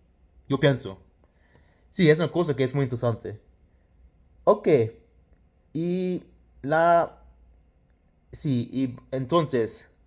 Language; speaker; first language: Spanish; non-native, fluent; Luxembourgish